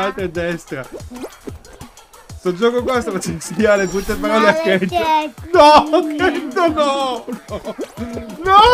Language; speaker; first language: Italian; native; Italian